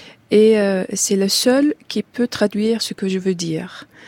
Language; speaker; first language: French; non-native, fluent; Arabic